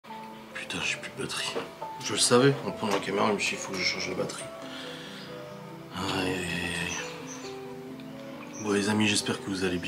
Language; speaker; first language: French; native; French